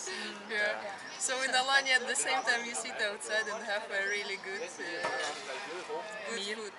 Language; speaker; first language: English; non-native, fluent; Russian